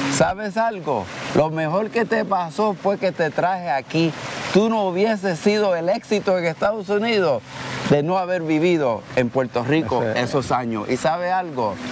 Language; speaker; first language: Spanish; early bilingual, heritage; Spanish